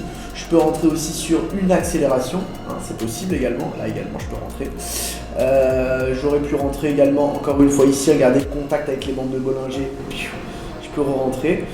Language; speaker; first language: French; native; French